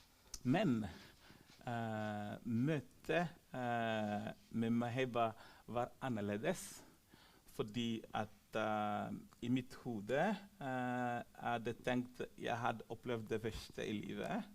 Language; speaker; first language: Norwegian; non-native, fluent; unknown